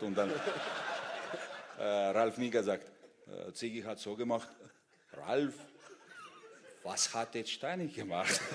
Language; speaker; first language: German; non-native, fluent; Russian